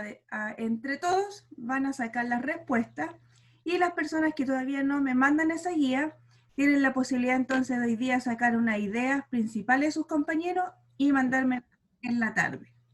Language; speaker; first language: Spanish; native; Spanish